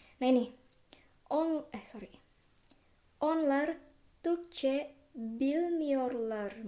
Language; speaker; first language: Turkish; non-native, fluent; Indonesian